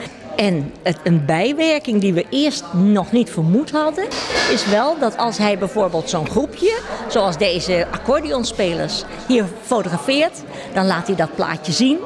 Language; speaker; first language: Dutch; native; Dutch